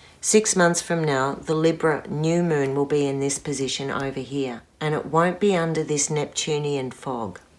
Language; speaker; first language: English; native; English